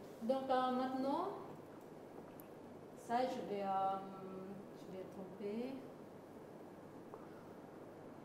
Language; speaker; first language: French; non-native, learner; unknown